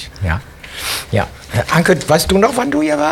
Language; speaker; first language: German; native; German